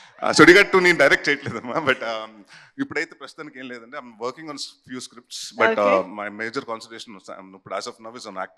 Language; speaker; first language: Telugu; native; Telugu